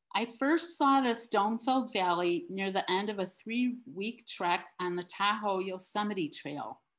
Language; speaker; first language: English; native; English